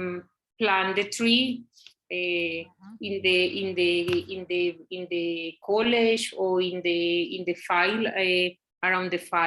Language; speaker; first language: English; non-native, learner; Spanish